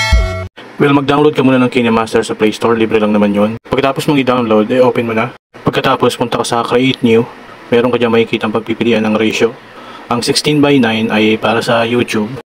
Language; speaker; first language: Filipino; native; Filipino